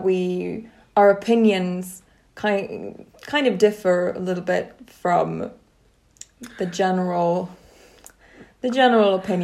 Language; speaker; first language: English; non-native, fluent; Swedish